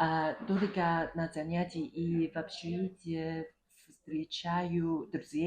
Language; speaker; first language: Russian; non-native, learner; Chinese